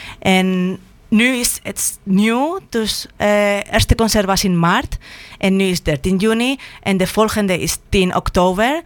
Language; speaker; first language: Dutch; non-native, fluent; Spanish